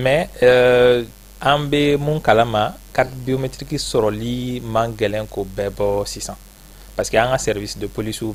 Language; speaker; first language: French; non-native, local second language; Bambara